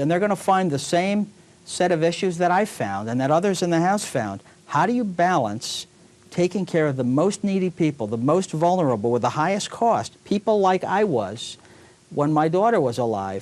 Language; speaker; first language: English; native; English